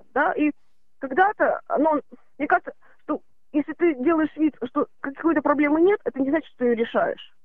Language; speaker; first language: Russian; native; Russian